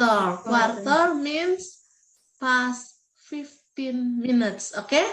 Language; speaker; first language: English; non-native, learner; Indonesian